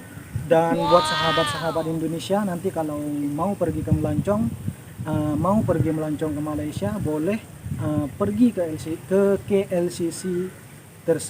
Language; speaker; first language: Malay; non-native, local second language; Indonesian